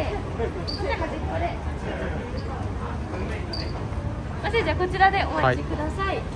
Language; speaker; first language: Japanese; native; Japanese